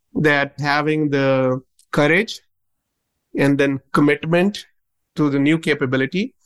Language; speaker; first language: English; non-native, local second language; Punjabi